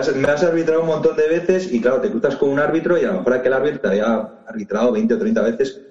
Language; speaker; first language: Spanish; native; Spanish